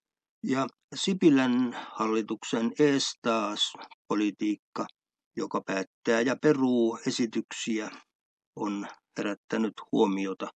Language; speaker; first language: Finnish; native; Finnish